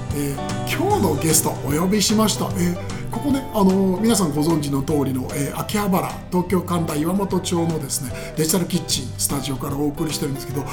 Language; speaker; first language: Japanese; native; Japanese